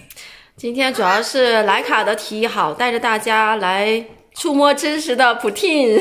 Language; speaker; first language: Chinese; native; Chinese